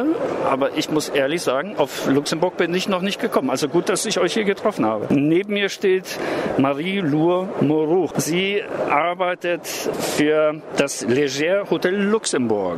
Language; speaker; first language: German; native; German